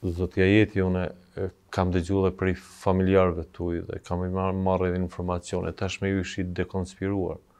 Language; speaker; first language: Albanian; native; Albanian